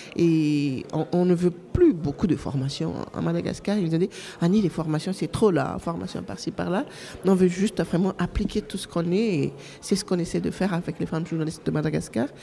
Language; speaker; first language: French; non-native, local second language; Malagasy